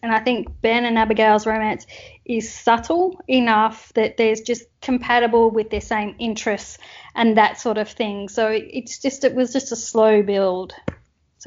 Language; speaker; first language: English; native; English